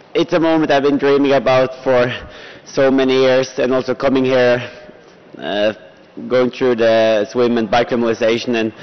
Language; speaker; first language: English; non-native, fluent; Norwegian